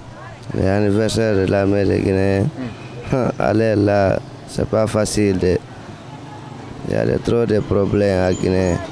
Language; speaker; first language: French; non-native, local second language; Fula